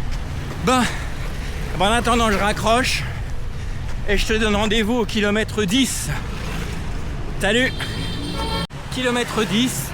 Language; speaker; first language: French; native; French